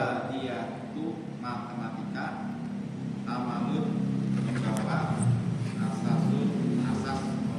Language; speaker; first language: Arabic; non-native, learner; Indonesian